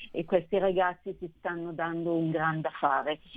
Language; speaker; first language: Italian; native; Italian